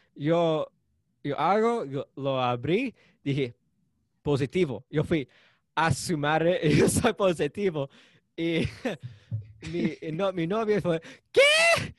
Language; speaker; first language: Spanish; early bilingual, heritage; Spanish